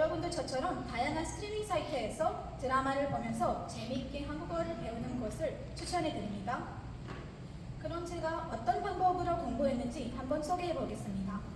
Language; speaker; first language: Korean; non-native, fluent; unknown